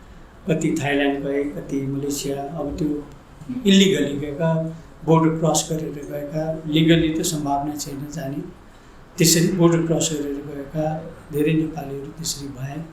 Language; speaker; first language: Nepali; native; Nepali